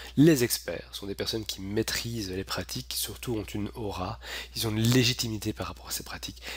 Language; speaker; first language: French; native; French